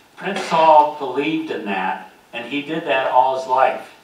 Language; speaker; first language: English; native; English